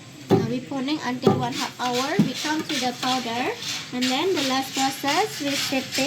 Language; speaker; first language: English; non-native, local second language; Indonesian